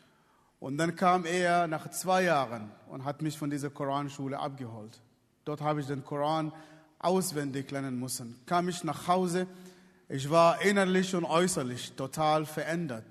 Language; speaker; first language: German; non-native, fluent; Arabic